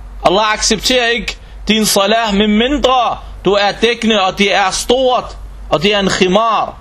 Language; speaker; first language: Danish; non-native, local second language; Arabic